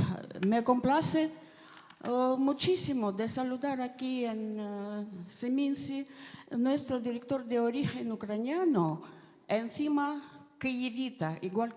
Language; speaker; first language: Spanish; non-native, fluent; Ukrainian